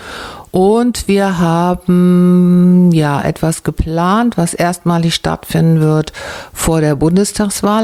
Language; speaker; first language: German; native; German